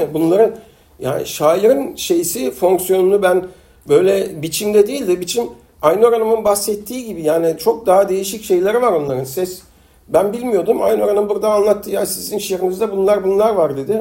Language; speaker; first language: Turkish; native; Turkish